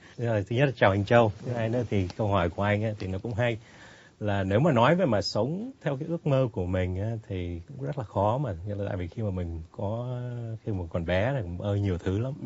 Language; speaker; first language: Vietnamese; native; Vietnamese